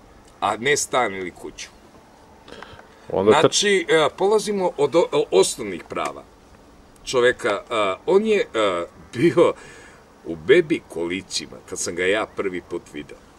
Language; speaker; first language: Serbian; native; Serbian